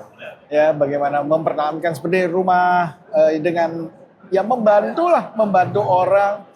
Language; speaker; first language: Indonesian; native; Indonesian